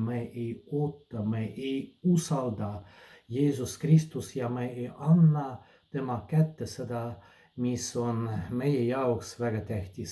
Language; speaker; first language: Estonian; non-native, fluent; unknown